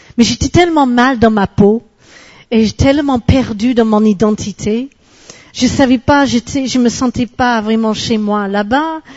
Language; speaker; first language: French; non-native, fluent; English